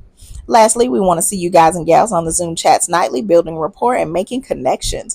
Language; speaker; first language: English; native; English